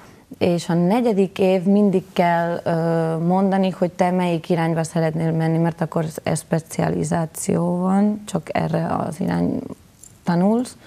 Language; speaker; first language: Hungarian; non-native, fluent; Spanish